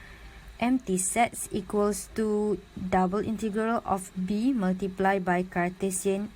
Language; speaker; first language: English; non-native, local second language; Malay